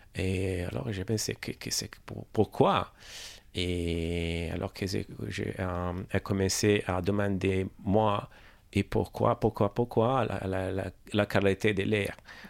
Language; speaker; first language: French; non-native, learner; Italian